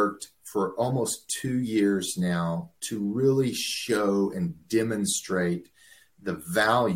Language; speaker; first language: English; native; English